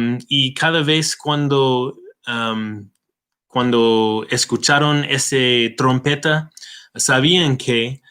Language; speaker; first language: Spanish; non-native, fluent; English